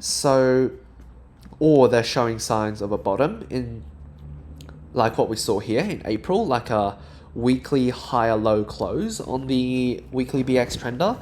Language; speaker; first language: English; native; English